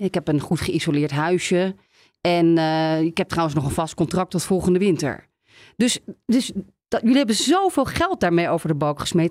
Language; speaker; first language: Dutch; native; Dutch